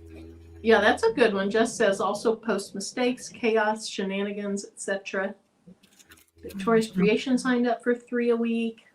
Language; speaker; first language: English; native; English